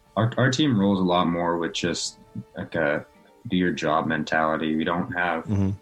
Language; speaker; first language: English; native; English